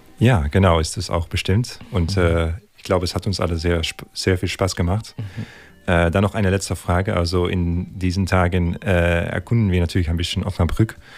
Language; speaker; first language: German; native; German